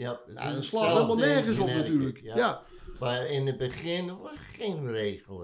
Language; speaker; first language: Dutch; non-native, learner; English